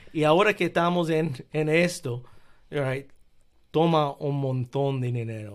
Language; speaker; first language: Spanish; early bilingual, heritage; Spanish